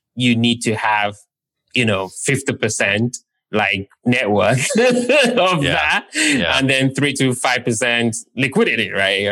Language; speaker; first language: English; non-native, local second language; Yoruba